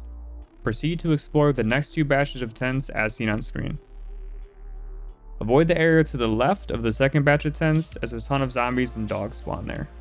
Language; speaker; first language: English; native; English